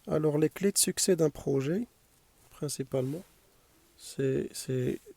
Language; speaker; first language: French; non-native, local second language; Arabic